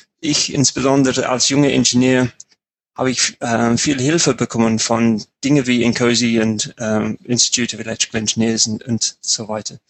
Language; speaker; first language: German; non-native, fluent; English